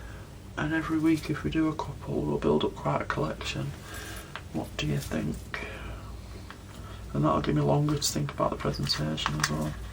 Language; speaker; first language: English; native; English